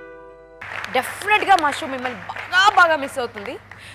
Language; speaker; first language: Telugu; native; Telugu